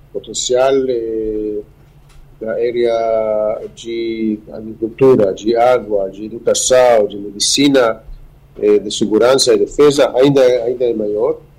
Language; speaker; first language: Portuguese; non-native, fluent; Hebrew